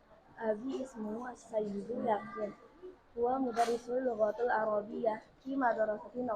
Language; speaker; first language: Arabic; non-native, learner; Indonesian